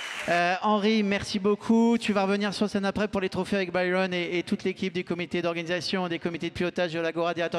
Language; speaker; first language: French; native; French